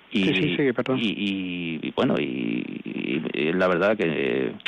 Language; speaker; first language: Spanish; native; Spanish